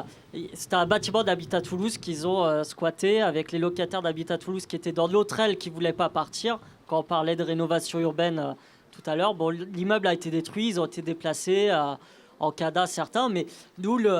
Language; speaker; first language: French; native; French